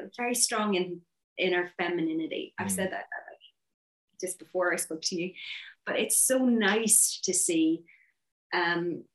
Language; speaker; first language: English; native; English